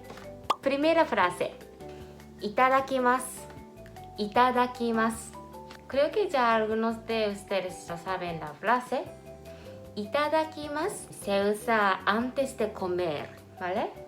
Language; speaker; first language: Spanish; non-native, fluent; Japanese